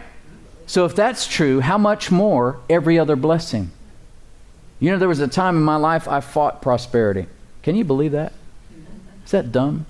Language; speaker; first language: English; native; English